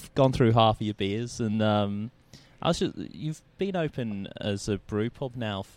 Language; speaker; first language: English; native; English